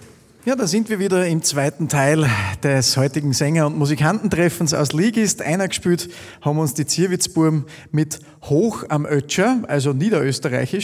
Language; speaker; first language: German; native; German